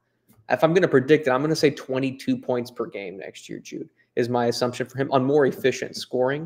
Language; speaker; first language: English; native; English